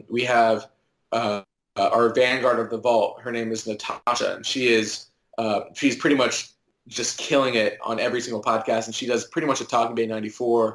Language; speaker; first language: English; native; English